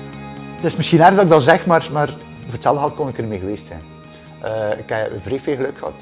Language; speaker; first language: Dutch; native; Dutch